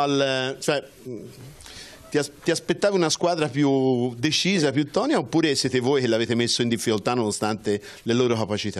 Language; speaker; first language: Italian; native; Italian